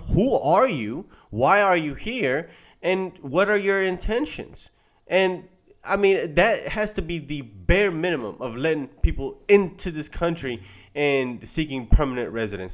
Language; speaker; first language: English; native; English